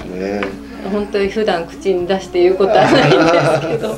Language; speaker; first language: Japanese; native; Japanese